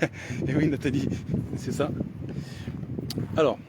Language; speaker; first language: French; native; French